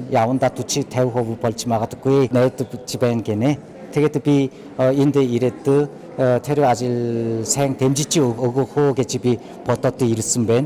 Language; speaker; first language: Mongolian; non-native, fluent; Korean